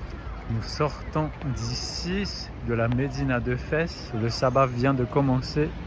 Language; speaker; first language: French; non-native, fluent; German